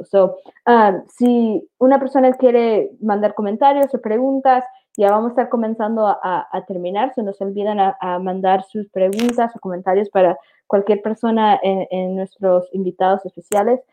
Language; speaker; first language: Spanish; early bilingual, heritage; English